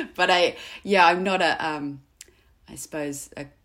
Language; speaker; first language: English; native; English